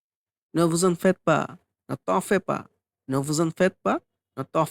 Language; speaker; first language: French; non-native, fluent; Bangla